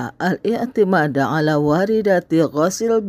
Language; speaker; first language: Arabic; non-native, fluent; Indonesian